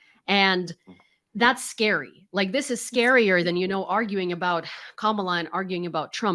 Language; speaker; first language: English; non-native, fluent; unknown